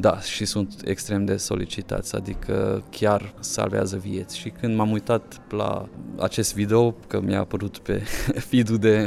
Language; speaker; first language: Romanian; non-native, local second language; Hungarian